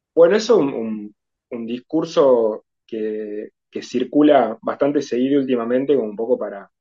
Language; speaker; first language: Spanish; native; Spanish